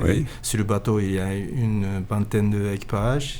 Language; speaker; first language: French; non-native, learner; Japanese